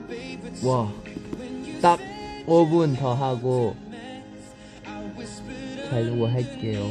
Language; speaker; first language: Korean; non-native, learner; Thai